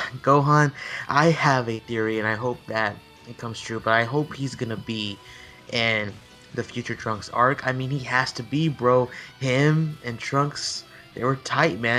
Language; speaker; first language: English; native; English